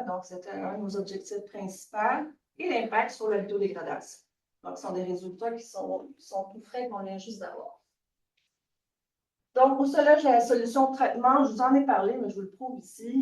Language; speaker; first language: French; native; French